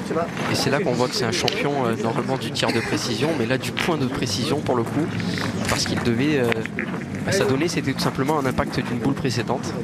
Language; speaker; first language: French; native; French